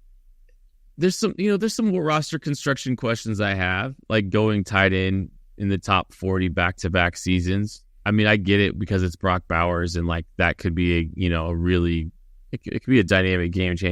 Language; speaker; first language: English; native; English